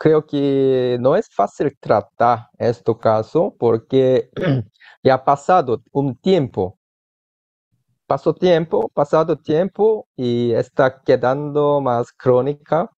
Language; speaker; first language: Spanish; non-native, learner; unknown